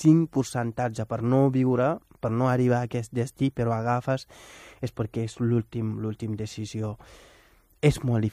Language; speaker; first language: Catalan; non-native, fluent; Wolof